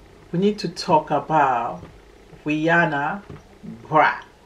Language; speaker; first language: English; non-native, learner; Lingala